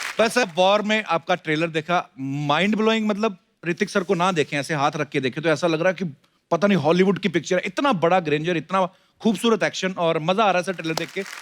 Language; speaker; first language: Hindi; non-native, local second language; Punjabi